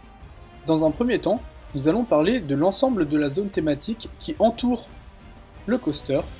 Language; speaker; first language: French; native; French